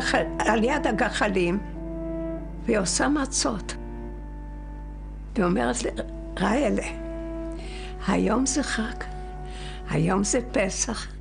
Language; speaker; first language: Hebrew; non-native, fluent; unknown